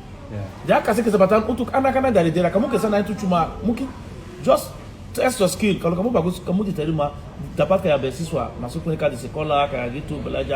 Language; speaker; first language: Indonesian; non-native, fluent; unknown